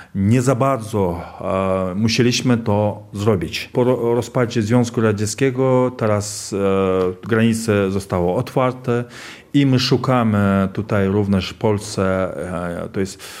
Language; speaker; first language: Polish; non-native, fluent; Kazakh